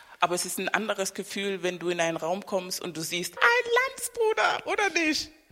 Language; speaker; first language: German; non-native, fluent; Spanish